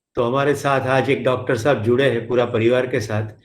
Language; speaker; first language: Hindi; non-native, local second language; Gujarati